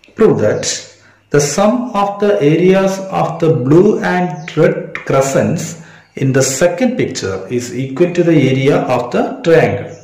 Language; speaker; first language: English; non-native, local second language; Malayalam